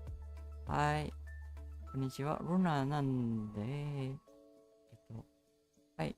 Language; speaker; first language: Japanese; non-native, learner; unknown